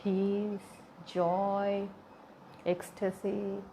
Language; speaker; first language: English; non-native, local second language; Sinhala